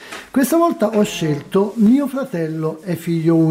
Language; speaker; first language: Italian; native; Italian